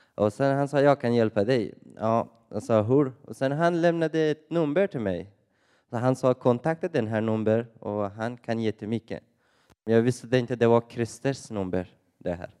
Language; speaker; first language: Swedish; non-native, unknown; Persian